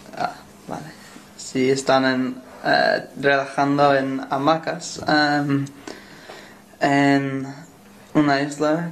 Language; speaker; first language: Spanish; non-native, learner; English